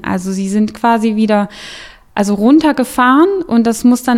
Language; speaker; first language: German; native; German